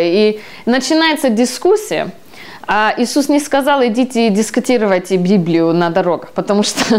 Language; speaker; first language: Russian; early bilingual, heritage; Russian